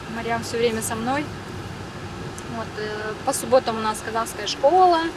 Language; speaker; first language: Russian; native; Russian